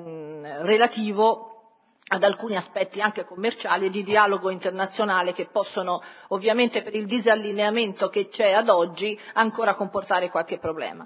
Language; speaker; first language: Italian; native; Italian